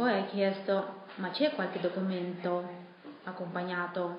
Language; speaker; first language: Italian; non-native, fluent; Russian